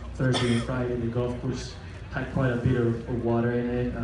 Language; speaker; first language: English; non-native, fluent; Spanish